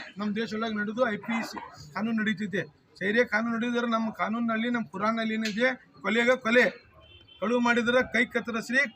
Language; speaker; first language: Kannada; non-native, local second language; Urdu